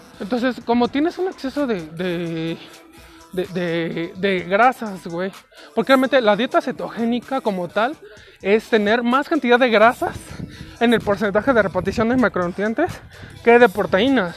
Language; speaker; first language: Spanish; native; Spanish